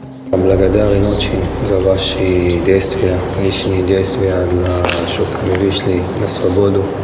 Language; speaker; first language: Russian; early bilingual, heritage; Russian